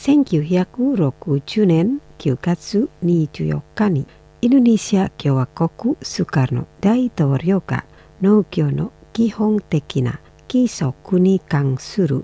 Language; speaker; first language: Japanese; non-native, fluent; Indonesian